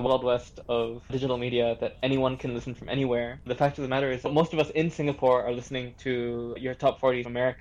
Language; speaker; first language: English; native; English